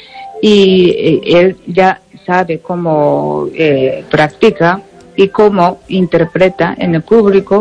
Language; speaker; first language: Spanish; non-native, learner; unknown